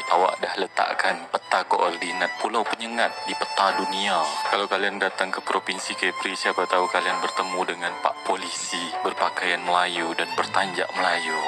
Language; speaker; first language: Malay; native; Malay